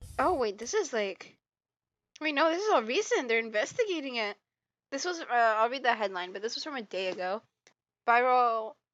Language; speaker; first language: English; native; English